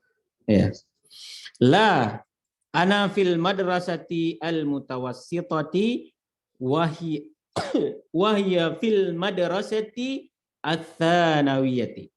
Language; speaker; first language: Arabic; non-native, fluent; Indonesian